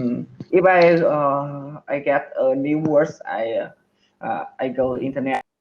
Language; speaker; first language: English; non-native, learner; Vietnamese